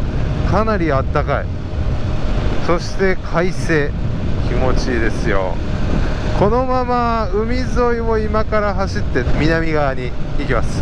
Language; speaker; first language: Japanese; native; Japanese